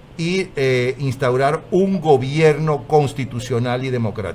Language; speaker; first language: Spanish; native; Spanish